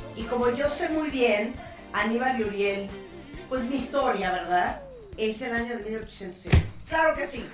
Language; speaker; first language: Spanish; native; Spanish